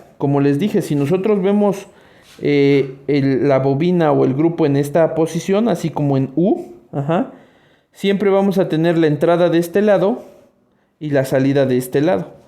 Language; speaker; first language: Spanish; native; Spanish